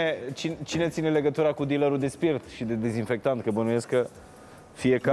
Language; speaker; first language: Romanian; native; Romanian